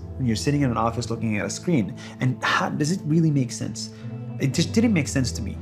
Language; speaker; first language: English; non-native, fluent; Arabic